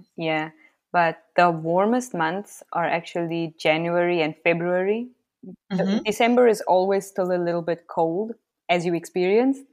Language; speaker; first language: English; native; English